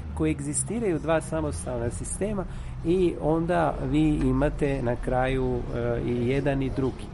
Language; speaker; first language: Serbian; non-native, fluent; Italian